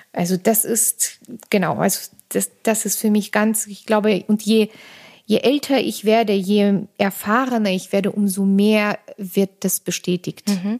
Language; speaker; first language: German; non-native, fluent; Armenian